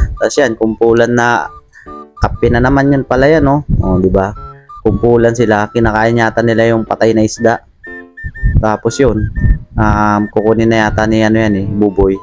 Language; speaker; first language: Filipino; non-native, local second language; Iloko